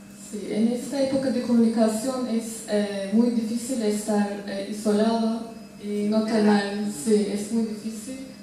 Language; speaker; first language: Spanish; non-native, fluent; Turkish